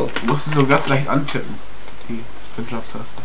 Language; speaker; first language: German; native; German